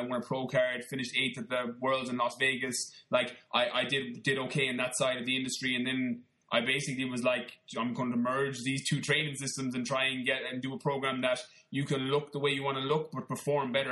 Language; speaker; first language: English; native; English